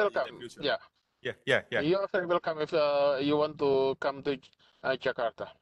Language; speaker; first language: English; non-native, fluent; Indonesian